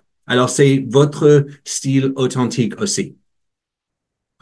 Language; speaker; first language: French; non-native, learner; English